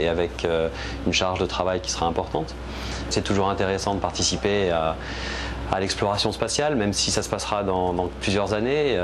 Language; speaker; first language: French; native; French